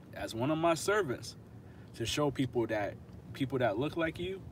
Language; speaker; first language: English; native; English